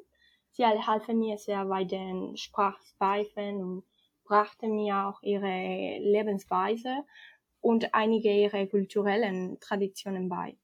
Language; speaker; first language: German; non-native, fluent; Spanish